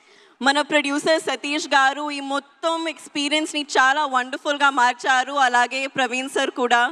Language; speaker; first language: Telugu; non-native, local second language; Hindi